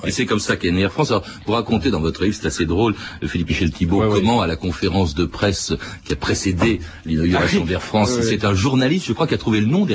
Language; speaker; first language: French; native; French